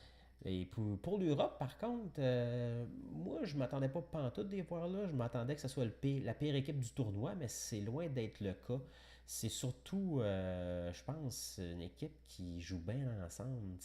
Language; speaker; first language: French; native; French